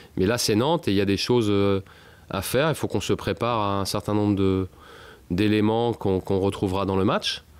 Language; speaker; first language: French; native; French